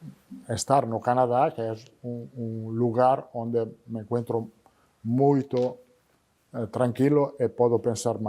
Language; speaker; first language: Portuguese; non-native, fluent; Italian